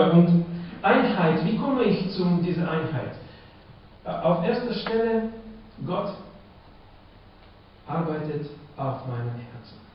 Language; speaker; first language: German; non-native, fluent; Russian